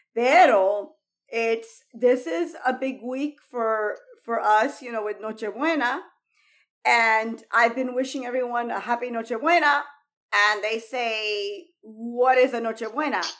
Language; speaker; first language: English; early bilingual, heritage; Spanish